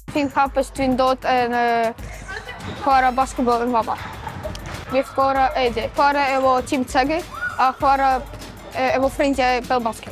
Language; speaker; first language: Welsh; non-native, learner; Ukrainian